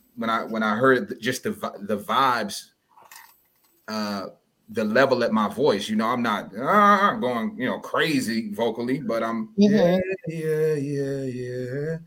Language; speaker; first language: English; early bilingual, other home language; Yoruba